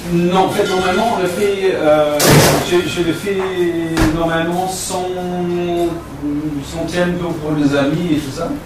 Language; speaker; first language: French; non-native, fluent; German